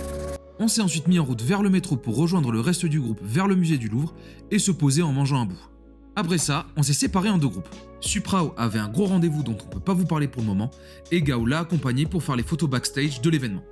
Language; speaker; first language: French; native; French